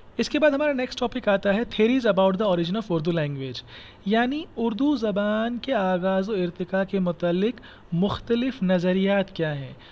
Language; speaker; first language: Hindi; non-native, local second language; Kashmiri